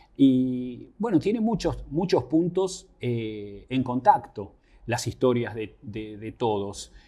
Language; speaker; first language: Spanish; native; Spanish